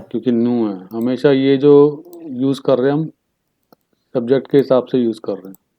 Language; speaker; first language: Hindi; native; Hindi